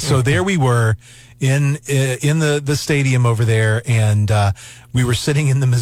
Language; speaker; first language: English; native; English